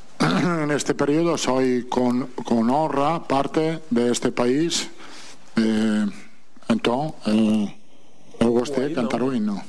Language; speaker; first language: Portuguese; non-native, fluent; Italian